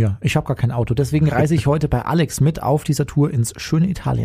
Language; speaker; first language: German; native; German